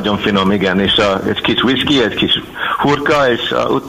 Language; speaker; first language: Hungarian; non-native, learner; English